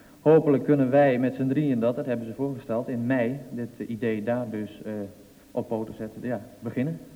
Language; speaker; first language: Dutch; non-native, local second language; Western Frisian